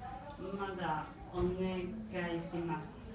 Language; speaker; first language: Japanese; non-native, learner; English